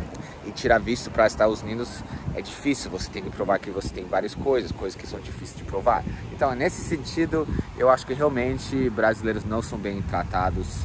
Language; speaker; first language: Portuguese; non-native, fluent; English